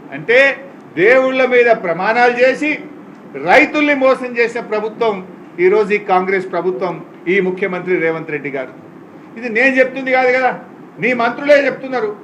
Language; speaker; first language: Telugu; native; Telugu